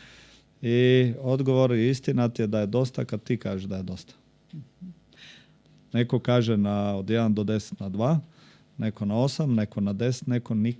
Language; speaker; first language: Croatian; native; Croatian